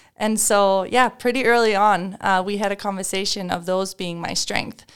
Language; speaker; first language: English; non-native, fluent; Danish